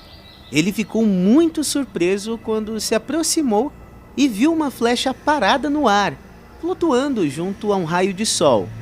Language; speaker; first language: Portuguese; native; Portuguese